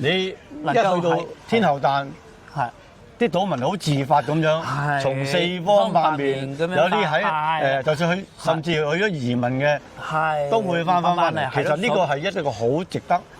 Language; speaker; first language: Cantonese; native; Cantonese